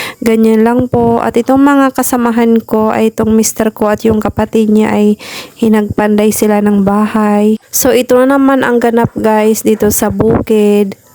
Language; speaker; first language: Filipino; non-native, local second language; Cebuano